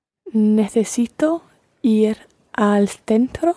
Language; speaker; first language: Spanish; non-native, learner; English